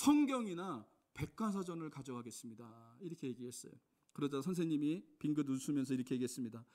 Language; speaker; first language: Korean; native; Korean